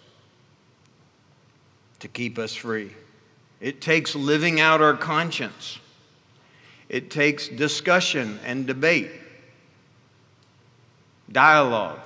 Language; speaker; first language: English; native; English